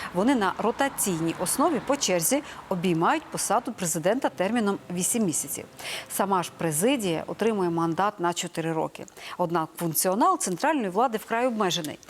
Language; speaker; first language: Ukrainian; native; Ukrainian